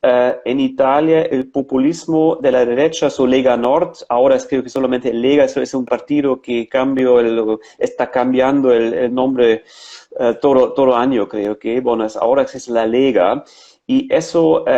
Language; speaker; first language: Spanish; non-native, fluent; German